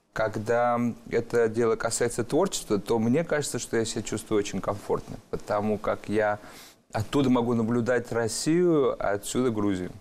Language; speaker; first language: Russian; early bilingual, other home language; Georgian